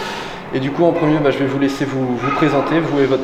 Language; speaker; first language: French; native; French